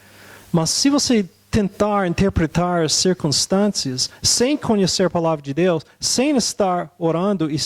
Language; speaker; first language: Portuguese; non-native, fluent; English